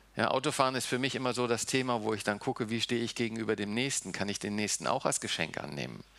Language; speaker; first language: German; early bilingual, heritage; German